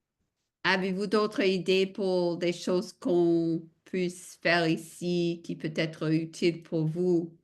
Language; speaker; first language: French; non-native, fluent; English